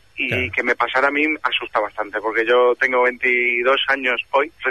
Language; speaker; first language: Spanish; native; Spanish